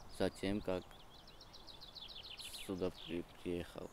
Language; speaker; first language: Russian; non-native, learner; Georgian